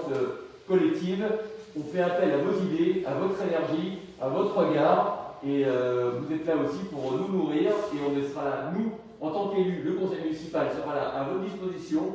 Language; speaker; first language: French; native; French